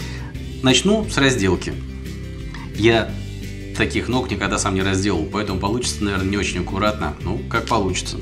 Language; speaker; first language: Russian; native; Russian